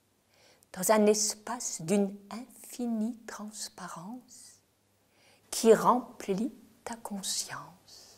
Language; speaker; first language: French; native; French